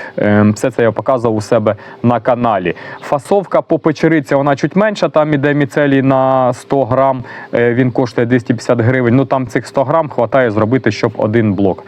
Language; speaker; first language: Ukrainian; native; Ukrainian